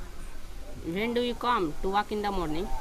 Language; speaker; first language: English; non-native, learner; Hindi